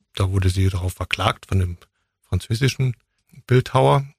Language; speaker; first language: German; native; German